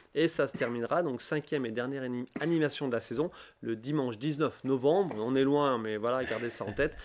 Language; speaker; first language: French; native; French